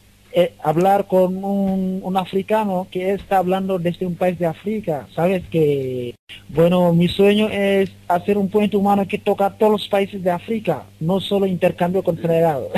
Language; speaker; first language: Spanish; non-native, learner; Wolof